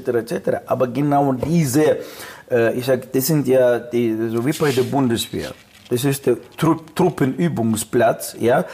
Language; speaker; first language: German; non-native, fluent; Russian